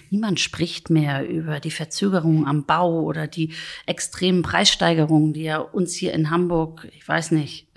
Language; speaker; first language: German; native; German